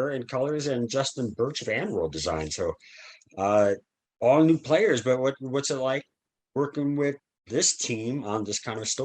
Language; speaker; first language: English; native; English